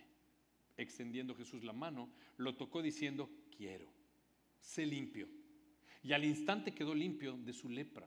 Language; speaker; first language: Spanish; native; Spanish